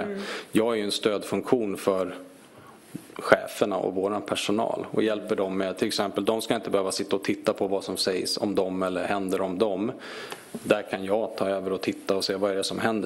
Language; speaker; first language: Swedish; native; Swedish